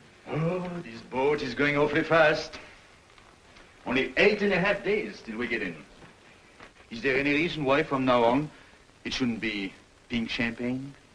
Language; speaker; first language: English; non-native, fluent; French